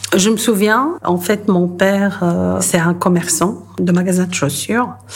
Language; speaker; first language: French; non-native, local second language; Arabic